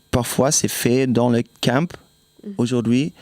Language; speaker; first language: French; non-native, fluent; German